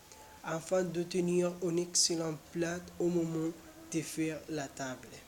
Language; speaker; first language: French; non-native, learner; Spanish